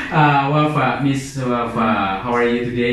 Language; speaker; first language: English; non-native, learner; Indonesian